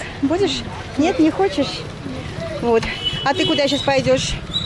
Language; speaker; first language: Russian; native; Russian